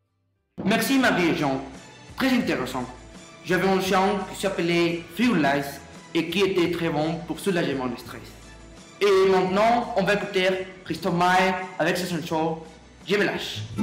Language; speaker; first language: French; non-native, learner; Spanish